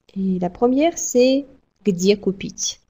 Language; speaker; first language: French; non-native, fluent; Russian